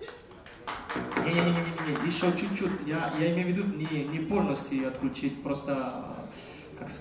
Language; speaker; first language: Russian; non-native, fluent; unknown